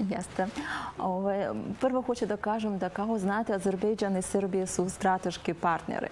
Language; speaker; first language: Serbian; non-native, learner; Azerbaijani